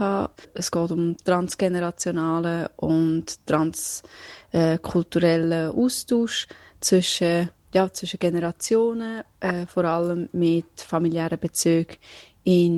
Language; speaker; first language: German; early bilingual, other home language; Bosnian